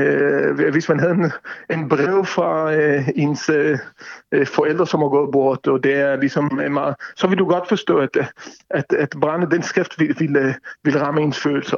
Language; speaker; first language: Danish; non-native, fluent; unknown